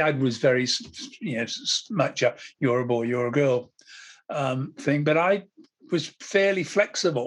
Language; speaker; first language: English; native; English